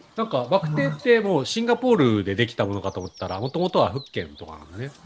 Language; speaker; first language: Japanese; native; Japanese